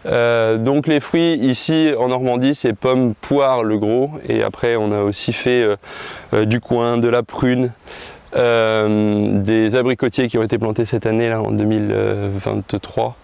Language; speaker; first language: French; native; French